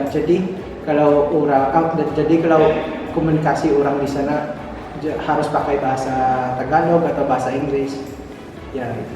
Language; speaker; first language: Indonesian; non-native, learner; Filipino